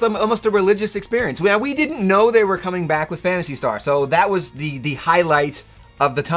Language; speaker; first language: English; native; English